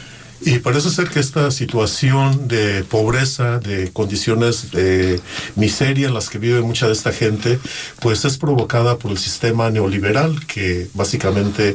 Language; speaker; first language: Spanish; native; Spanish